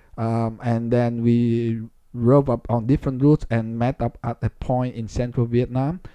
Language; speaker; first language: English; non-native, fluent; Vietnamese